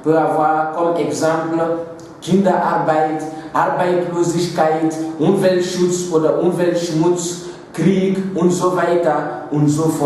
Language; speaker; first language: German; non-native, fluent; Mossi